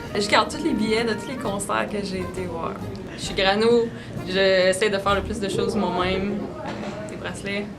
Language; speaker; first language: French; native; French